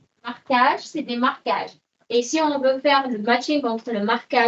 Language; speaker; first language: French; native; French